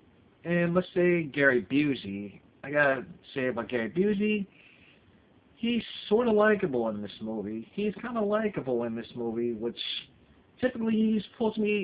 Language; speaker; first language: English; native; English